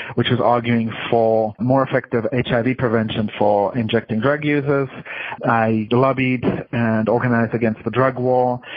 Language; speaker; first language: English; native; English